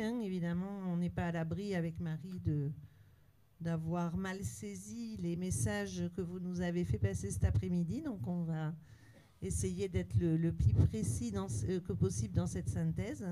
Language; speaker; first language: French; native; French